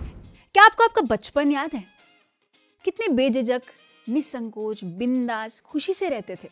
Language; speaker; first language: Hindi; native; Hindi